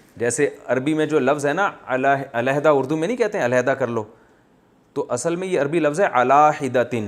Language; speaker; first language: Urdu; native; Urdu